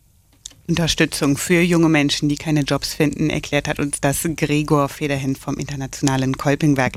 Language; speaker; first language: German; native; German